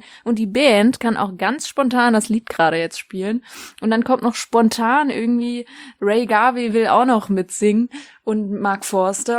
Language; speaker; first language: German; native; German